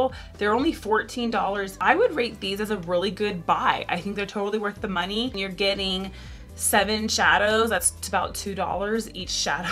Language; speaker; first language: English; native; English